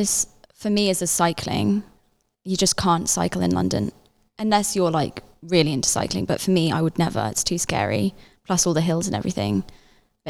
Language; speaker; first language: English; native; English